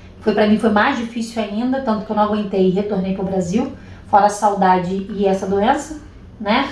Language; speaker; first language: Portuguese; native; Portuguese